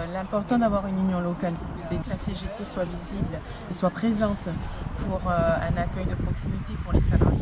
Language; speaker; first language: French; native; French